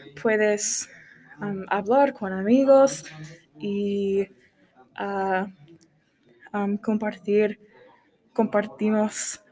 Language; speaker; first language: Spanish; non-native, learner; English